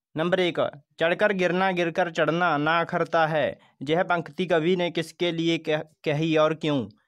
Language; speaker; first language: Hindi; non-native, local second language; Punjabi